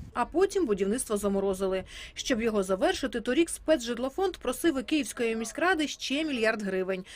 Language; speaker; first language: Ukrainian; native; Ukrainian